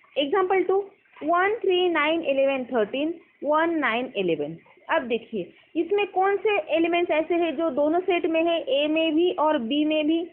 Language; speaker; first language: Hindi; non-native, local second language; Marathi